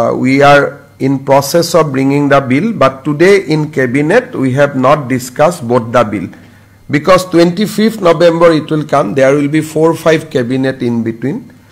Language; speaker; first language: English; non-native, local second language; Assamese